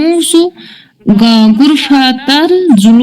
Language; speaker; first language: Arabic; non-native, learner; Bangla